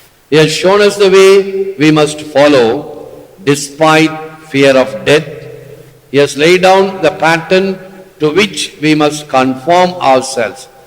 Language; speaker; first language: English; non-native, local second language; Tamil